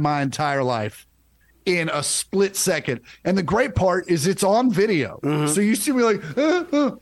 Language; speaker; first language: English; native; English